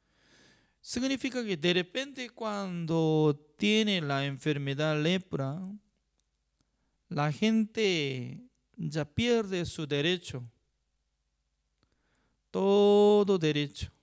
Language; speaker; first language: Spanish; non-native, fluent; Korean